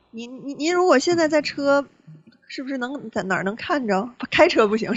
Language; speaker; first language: Chinese; native; Chinese